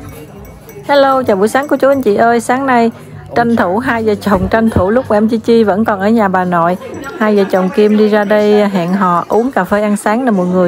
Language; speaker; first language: Vietnamese; native; Vietnamese